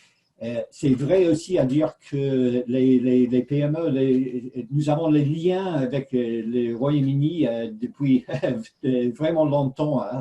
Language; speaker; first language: French; non-native, fluent; English